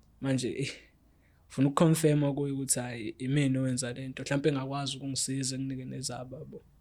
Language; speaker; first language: Zulu; native; Zulu